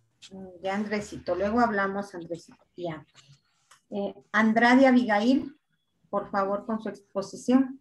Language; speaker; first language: Spanish; native; Spanish